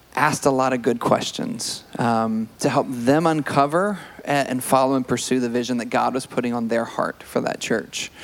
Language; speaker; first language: English; native; English